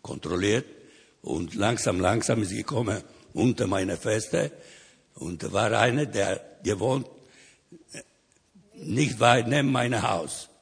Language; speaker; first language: German; non-native, learner; Ladino